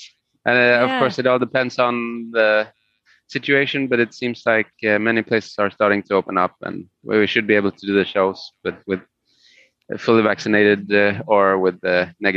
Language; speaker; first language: English; non-native, fluent; Spanish